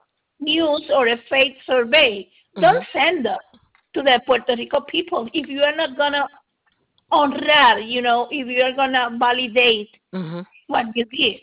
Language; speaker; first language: English; non-native, local second language; Spanish